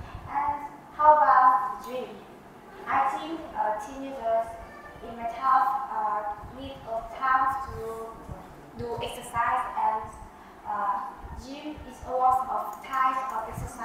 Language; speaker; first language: English; non-native, learner; Vietnamese